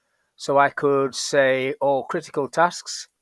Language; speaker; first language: English; native; English